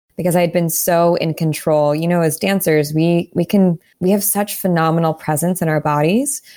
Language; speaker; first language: English; native; English